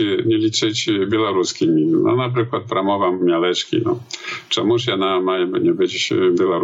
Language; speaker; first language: Polish; non-native, learner; Belarusian